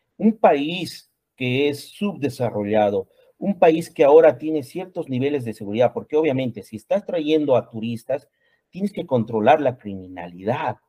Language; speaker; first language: Spanish; native; Spanish